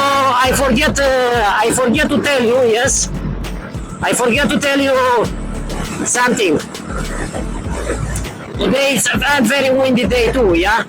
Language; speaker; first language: English; non-native, learner; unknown